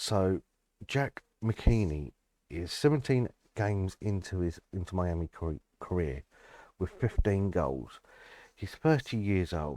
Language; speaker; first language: English; native; English